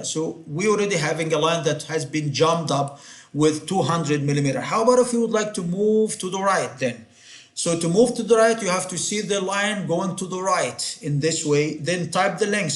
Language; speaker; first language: English; non-native, fluent; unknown